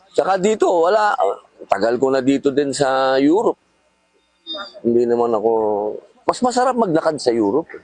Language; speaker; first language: Filipino; native; Filipino